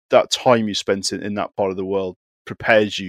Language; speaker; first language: English; native; English